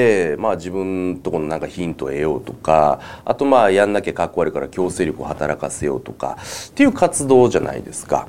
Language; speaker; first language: Japanese; native; Japanese